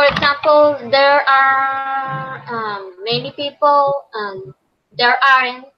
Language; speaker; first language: English; non-native, learner; Spanish